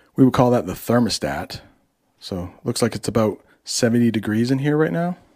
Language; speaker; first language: English; native; English